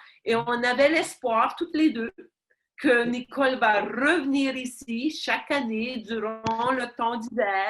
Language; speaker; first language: French; non-native, fluent; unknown